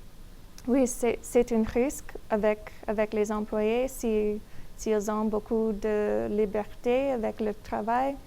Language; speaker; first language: French; non-native, learner; English